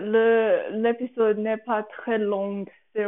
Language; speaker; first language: French; non-native, learner; English